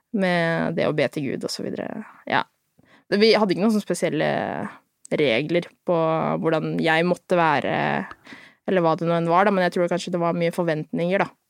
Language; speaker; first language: Norwegian; early bilingual, other home language; Filipino